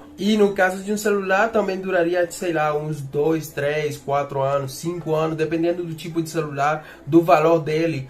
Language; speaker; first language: Portuguese; non-native, fluent; Spanish